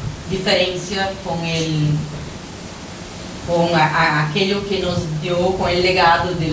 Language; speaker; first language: Spanish; non-native, fluent; Portuguese